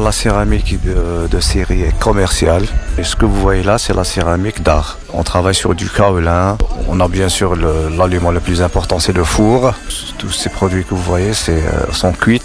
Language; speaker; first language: French; non-native, local second language; Arabic